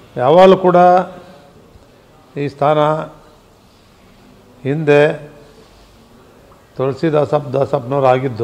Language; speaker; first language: Kannada; native; Kannada